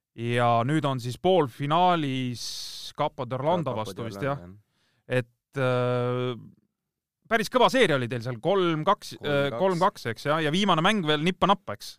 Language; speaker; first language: Estonian; native; Estonian